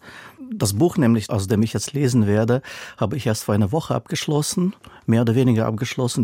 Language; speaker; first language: German; non-native, fluent; Russian